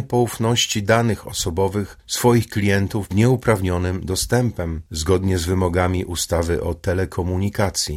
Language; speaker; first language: Polish; native; Polish